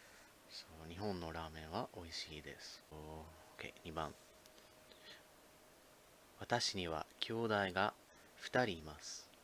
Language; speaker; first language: Japanese; non-native, fluent; English